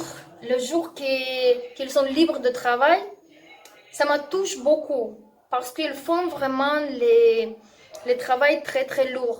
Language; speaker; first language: French; non-native, learner; Russian